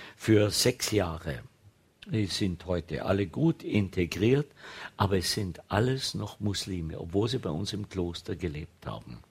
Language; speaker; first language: German; native; German